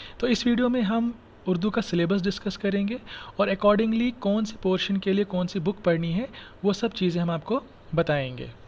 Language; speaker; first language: Hindi; non-native, local second language; Kashmiri